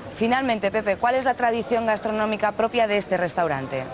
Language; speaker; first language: Spanish; native; Spanish